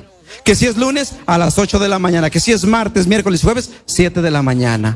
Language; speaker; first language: Spanish; native; Spanish